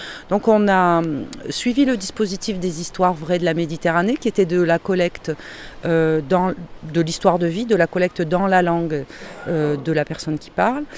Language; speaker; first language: French; native; French